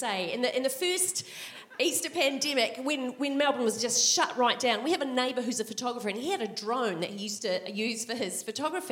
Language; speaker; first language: English; native; English